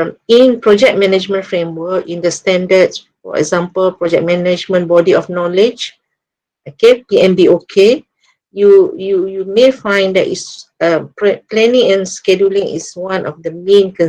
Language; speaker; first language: English; non-native, local second language; Malay